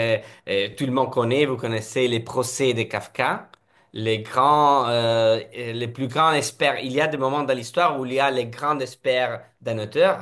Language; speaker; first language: French; non-native, fluent; Italian